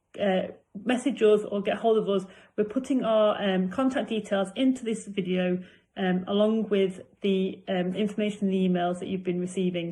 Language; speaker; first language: English; native; English